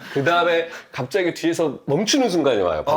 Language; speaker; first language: Korean; native; Korean